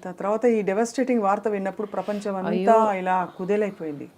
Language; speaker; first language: Telugu; native; Telugu